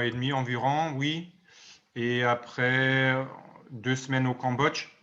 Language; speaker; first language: French; non-native, fluent; German